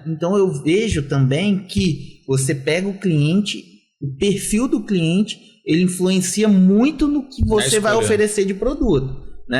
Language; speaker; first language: Portuguese; native; Portuguese